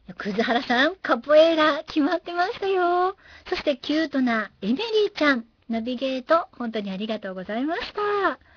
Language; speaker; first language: Japanese; native; Japanese